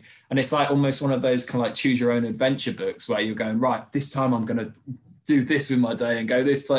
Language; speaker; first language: English; native; English